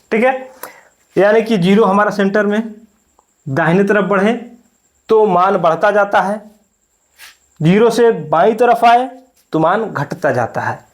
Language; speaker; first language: Hindi; native; Hindi